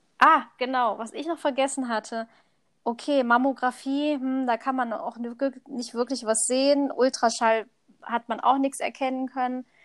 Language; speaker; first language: German; early bilingual, other home language; Thai